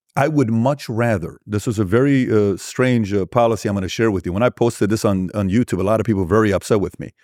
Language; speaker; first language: English; early bilingual, other home language; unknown